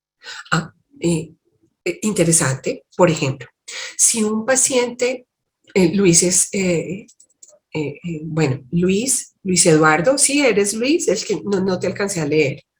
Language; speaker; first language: Spanish; native; Spanish